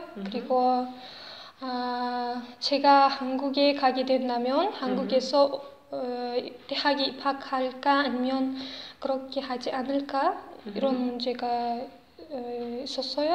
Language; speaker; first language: Korean; non-native, learner; Uzbek